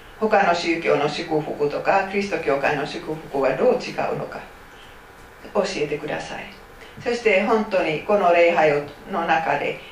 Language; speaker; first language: Japanese; non-native, fluent; Finnish